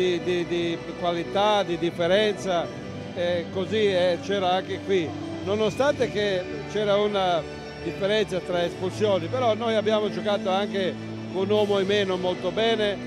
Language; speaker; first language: Italian; non-native, fluent; Croatian